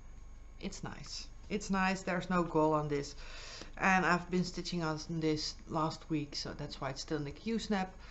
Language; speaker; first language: English; non-native, fluent; Dutch